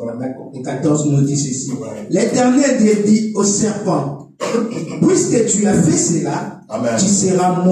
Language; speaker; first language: French; non-native, local second language; Lingala